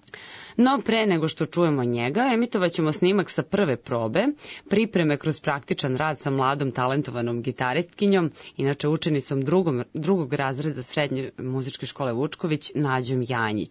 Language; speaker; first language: Serbian; native; Serbian